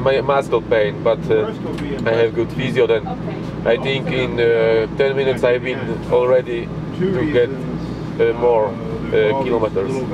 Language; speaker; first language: English; non-native, learner; Polish